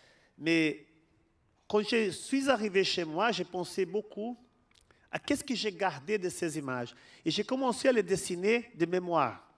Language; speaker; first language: French; non-native, fluent; Portuguese